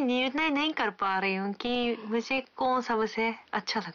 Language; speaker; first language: Hindi; non-native, fluent; Japanese